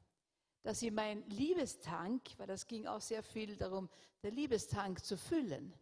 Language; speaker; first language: German; non-native, fluent; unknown